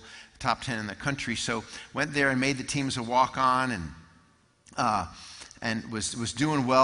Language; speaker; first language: English; native; English